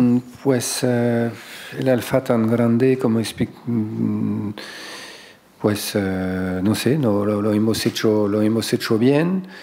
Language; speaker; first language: Spanish; non-native, fluent; French